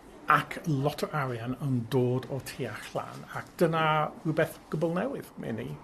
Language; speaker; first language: Welsh; non-native, fluent; English